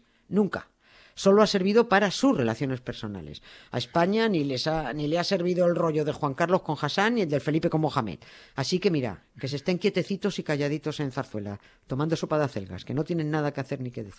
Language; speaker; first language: Spanish; native; Spanish